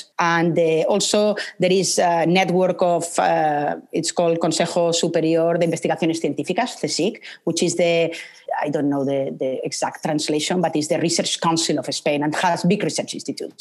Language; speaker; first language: English; non-native, fluent; Spanish